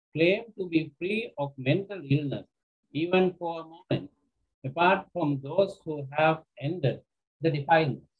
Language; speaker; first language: English; non-native, local second language; Sinhala